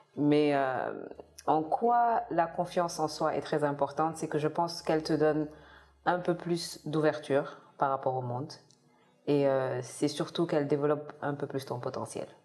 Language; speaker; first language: French; non-native, local second language; Kabuverdianu